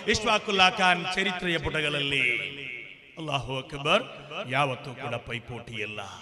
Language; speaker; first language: Kannada; non-native, local second language; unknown